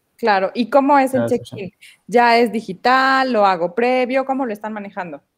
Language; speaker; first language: Spanish; native; Spanish